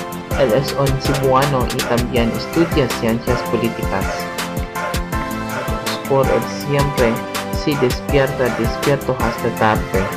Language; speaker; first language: Spanish; non-native, learner; Waray